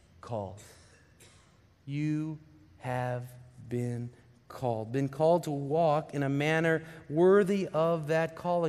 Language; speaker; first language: English; native; English